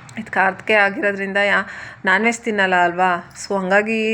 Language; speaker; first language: Kannada; native; Kannada